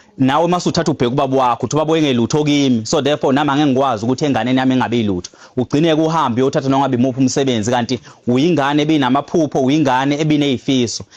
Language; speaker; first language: Zulu; native; Zulu